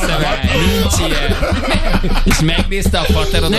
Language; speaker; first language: Hungarian; native; Hungarian